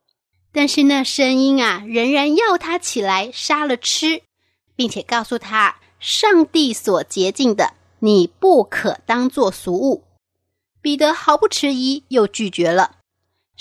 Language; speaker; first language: Chinese; native; Chinese